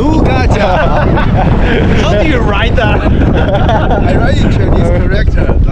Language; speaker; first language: English; non-native, learner; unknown